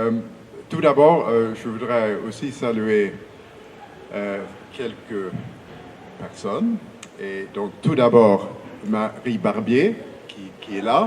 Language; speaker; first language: French; non-native, fluent; Swedish